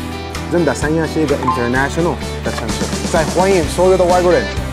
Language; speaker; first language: Chinese; non-native, learner; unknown